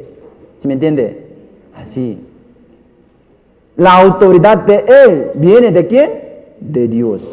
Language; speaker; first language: Spanish; non-native, learner; Korean